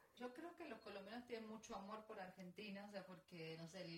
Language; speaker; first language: Spanish; native; Spanish